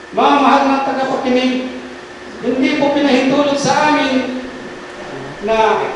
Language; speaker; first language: Filipino; non-native, local second language; Pangasinan